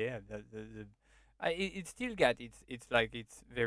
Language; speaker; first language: English; non-native, fluent; French